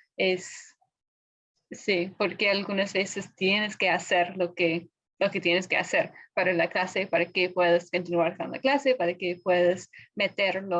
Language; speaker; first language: Spanish; non-native, fluent; English